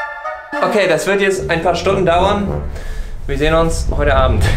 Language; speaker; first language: German; native; German